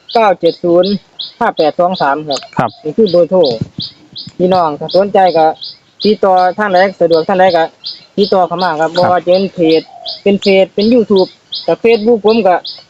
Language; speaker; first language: Thai; native; Thai